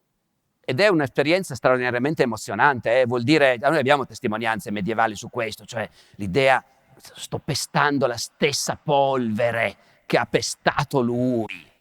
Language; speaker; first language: Italian; native; Italian